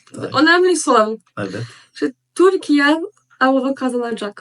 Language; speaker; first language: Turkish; non-native, learner; Polish